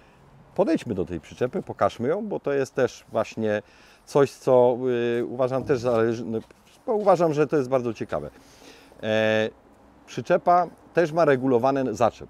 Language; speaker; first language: Polish; native; Polish